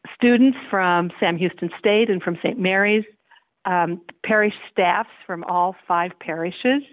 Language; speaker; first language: English; native; English